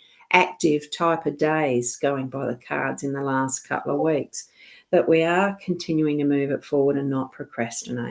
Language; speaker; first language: English; native; English